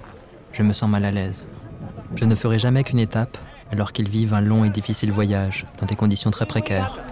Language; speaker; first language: French; native; French